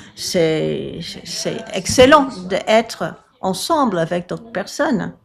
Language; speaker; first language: French; non-native, fluent; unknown